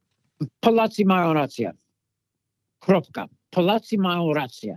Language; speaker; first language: Polish; non-native, fluent; English